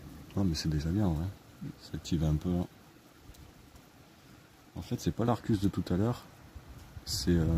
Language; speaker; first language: French; native; French